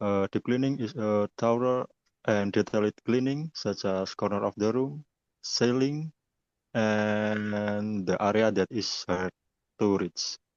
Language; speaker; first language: English; non-native, learner; Indonesian